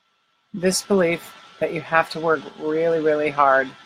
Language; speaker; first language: English; native; English